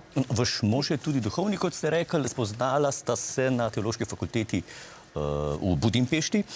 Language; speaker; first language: Slovenian; native; Slovenian